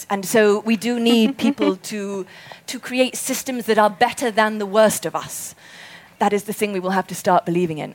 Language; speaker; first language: English; native; English